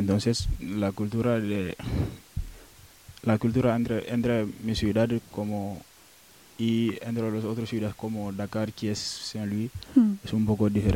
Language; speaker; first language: Spanish; non-native, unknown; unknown